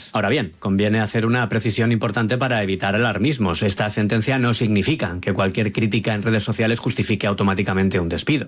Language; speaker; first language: Spanish; native; Spanish